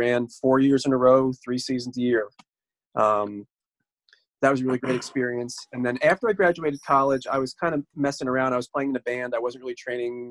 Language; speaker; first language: English; native; English